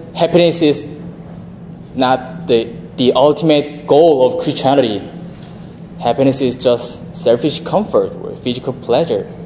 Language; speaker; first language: English; non-native, fluent; Korean